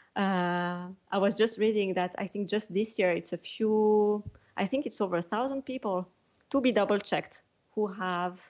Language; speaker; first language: English; non-native, fluent; French